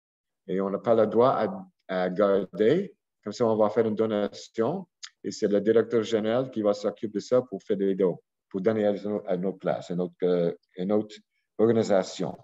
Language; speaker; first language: French; non-native, local second language; English